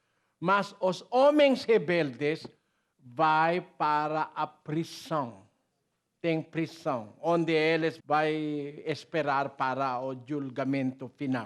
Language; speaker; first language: Portuguese; non-native, learner; Filipino